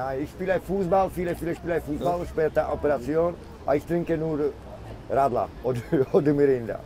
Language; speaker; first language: German; non-native, learner; Czech